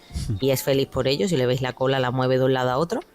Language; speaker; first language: Spanish; native; Spanish